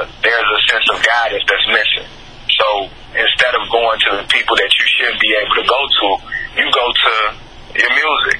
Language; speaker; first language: English; native; English